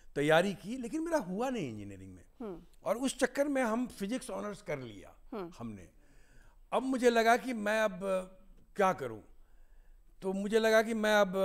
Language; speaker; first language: Hindi; native; Hindi